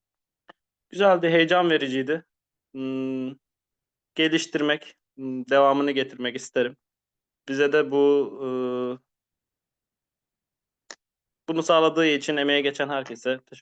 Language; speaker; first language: Turkish; native; Turkish